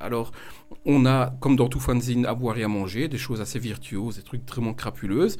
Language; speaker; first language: French; native; French